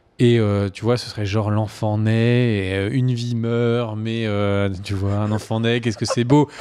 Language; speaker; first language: French; native; French